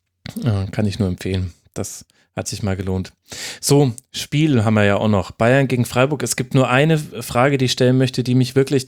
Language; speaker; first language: German; native; German